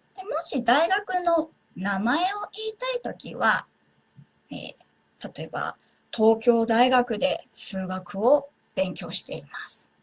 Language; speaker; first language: Japanese; native; Japanese